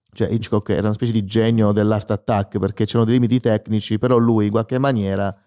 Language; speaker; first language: Italian; native; Italian